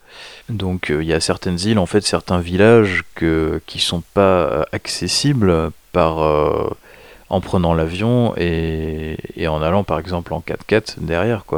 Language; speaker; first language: French; native; French